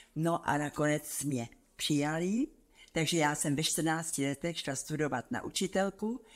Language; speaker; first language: Czech; native; Czech